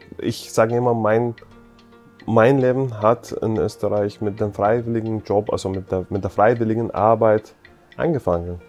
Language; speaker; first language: German; non-native, fluent; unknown